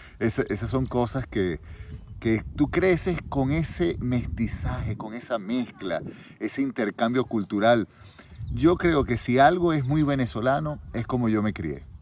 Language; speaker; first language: Spanish; native; Spanish